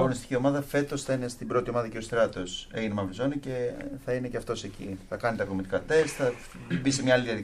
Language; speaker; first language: Greek; native; Greek